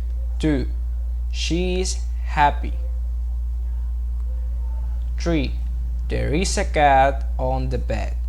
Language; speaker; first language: English; non-native, learner; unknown